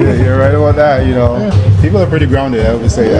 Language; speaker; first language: English; native; English